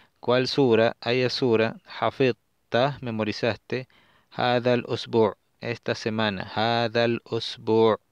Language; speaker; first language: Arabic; non-native, fluent; Spanish